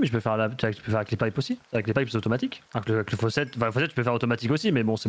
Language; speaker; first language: French; native; French